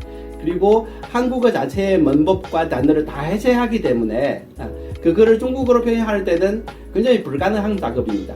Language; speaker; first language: Korean; non-native, fluent; Chinese